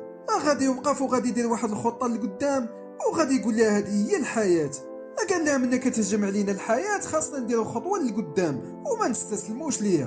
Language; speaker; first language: Arabic; native; Arabic